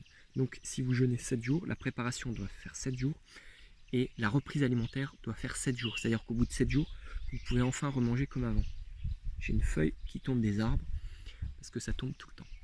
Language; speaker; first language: French; native; French